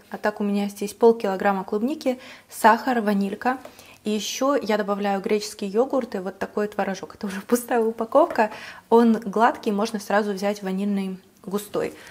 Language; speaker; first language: Russian; native; Russian